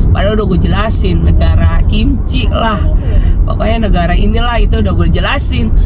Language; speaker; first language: Indonesian; native; Indonesian